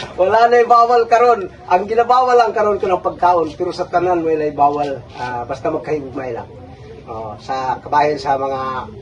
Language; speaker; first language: Cebuano; non-native, local second language; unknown